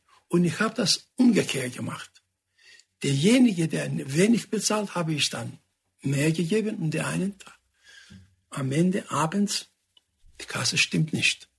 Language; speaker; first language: German; non-native, fluent; Greek